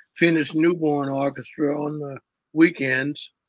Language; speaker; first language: English; native; English